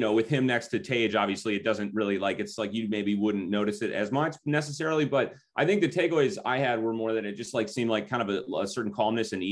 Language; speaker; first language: English; native; English